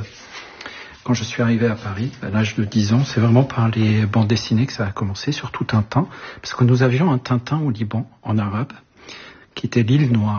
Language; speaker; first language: French; early bilingual, other home language; Arabic